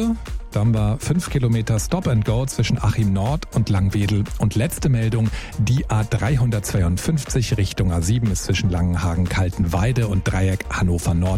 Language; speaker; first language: German; native; German